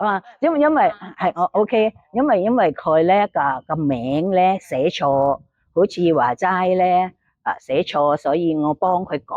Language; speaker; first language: Cantonese; non-native, learner; Thai